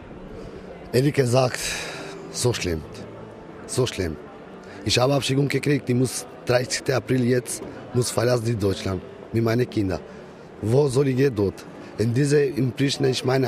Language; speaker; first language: German; non-native, learner; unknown